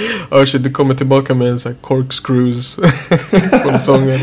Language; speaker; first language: Swedish; native; Swedish